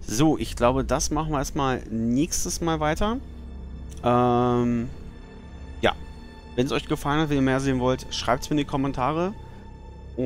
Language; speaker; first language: German; native; German